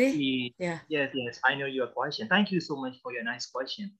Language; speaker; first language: English; non-native, learner; Burmese